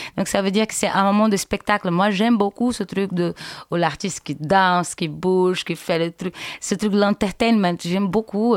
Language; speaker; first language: French; non-native, fluent; Portuguese